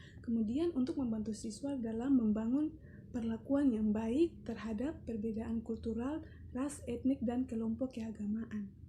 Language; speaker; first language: Indonesian; native; Indonesian